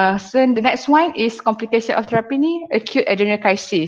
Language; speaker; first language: English; non-native, local second language; Malay